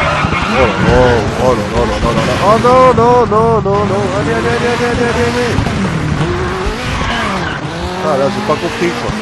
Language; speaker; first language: French; native; French